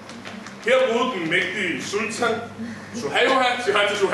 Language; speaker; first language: Danish; native; Danish